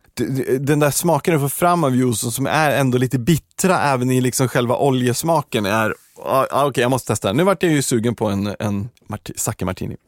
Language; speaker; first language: Swedish; native; Swedish